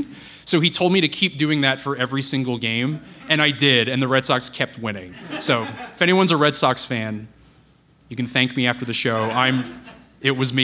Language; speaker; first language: English; native; English